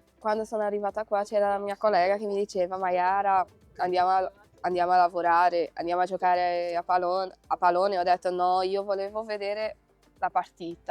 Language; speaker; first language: Italian; non-native, fluent; Kabuverdianu